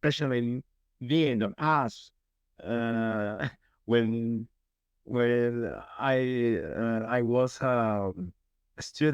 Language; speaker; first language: English; non-native, learner; Spanish